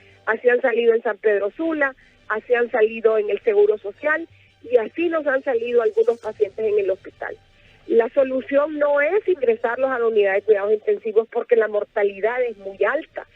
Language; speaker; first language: Spanish; native; Spanish